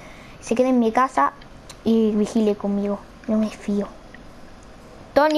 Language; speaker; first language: Spanish; native; Spanish